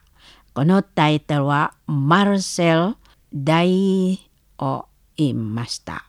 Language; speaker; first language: Japanese; non-native, learner; Indonesian